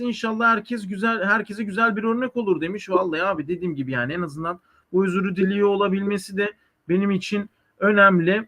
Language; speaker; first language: Turkish; native; Turkish